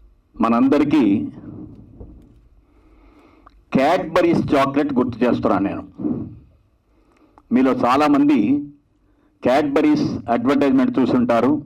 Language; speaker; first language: Telugu; native; Telugu